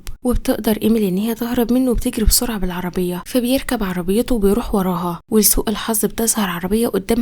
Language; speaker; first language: Arabic; native; Arabic